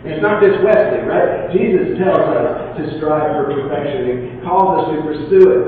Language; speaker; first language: English; native; English